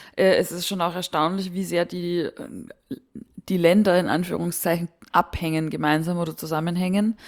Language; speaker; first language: German; native; German